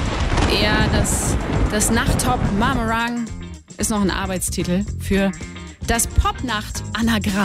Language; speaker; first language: German; native; German